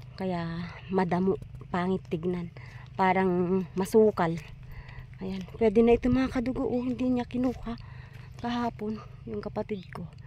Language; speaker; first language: Filipino; non-native, local second language; Iloko